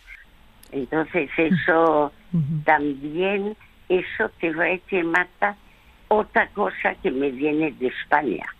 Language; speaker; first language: Spanish; early bilingual, other home language; French